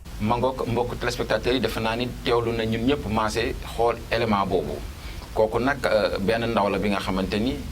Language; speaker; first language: Wolof; native; Wolof